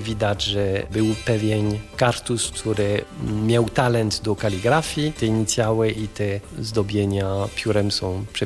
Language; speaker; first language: Polish; non-native, fluent; French